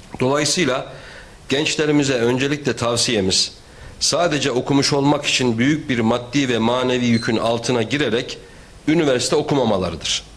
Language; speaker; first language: Turkish; native; Turkish